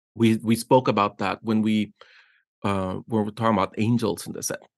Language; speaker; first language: English; non-native, fluent; Spanish